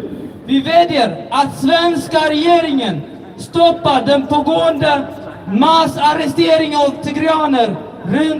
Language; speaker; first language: Swedish; early bilingual, other home language; Tigrinya